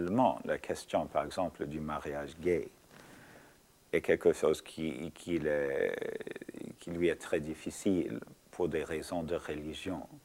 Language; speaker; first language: French; non-native, fluent; English